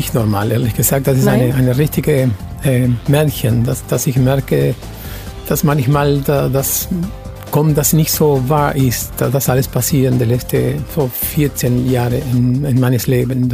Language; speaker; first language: German; non-native, fluent; Spanish